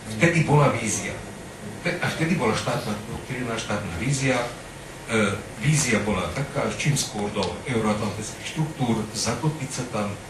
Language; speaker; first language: Slovak; non-native, local second language; Hungarian